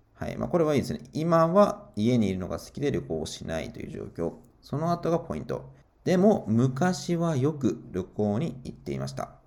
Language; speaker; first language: Japanese; native; Japanese